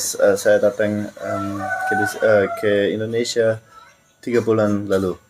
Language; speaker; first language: Indonesian; non-native, learner; German